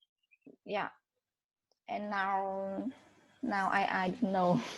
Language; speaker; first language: English; non-native, learner; Vietnamese